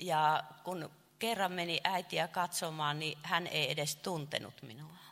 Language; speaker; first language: Finnish; non-native, fluent; Chinese